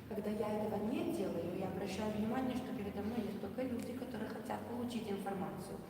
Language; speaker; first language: Russian; non-native, fluent; Italian